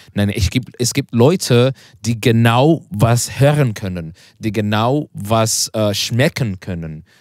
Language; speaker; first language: German; non-native, learner; Spanish